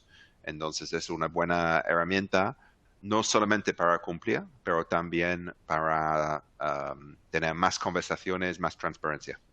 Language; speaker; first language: Spanish; non-native, fluent; English